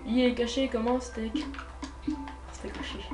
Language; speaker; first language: French; native; French